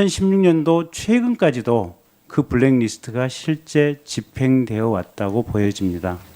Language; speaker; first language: Korean; native; Korean